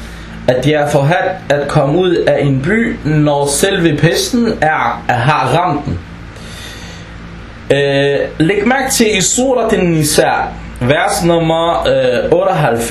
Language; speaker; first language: Danish; non-native, fluent; Arabic